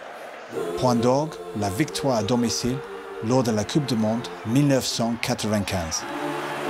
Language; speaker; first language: French; native; French